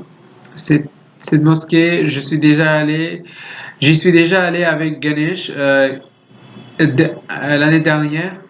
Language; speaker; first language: French; non-native, learner; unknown